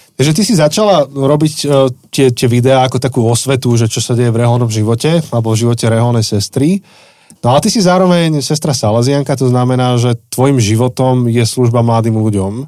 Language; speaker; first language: Slovak; native; Slovak